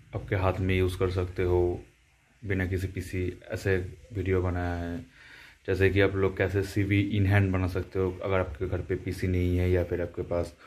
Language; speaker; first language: Hindi; non-native, local second language; Bangla